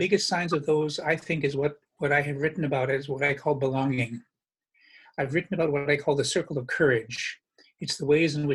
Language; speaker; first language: English; native; English